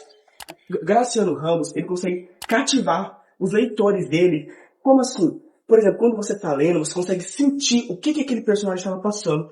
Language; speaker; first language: Portuguese; native; Portuguese